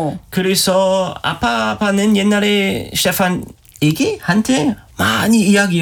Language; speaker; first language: Korean; non-native, learner; German